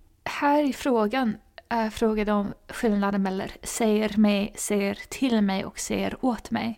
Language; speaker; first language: Swedish; non-native, fluent; English